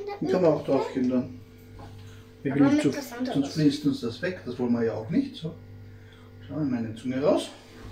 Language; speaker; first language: German; native; German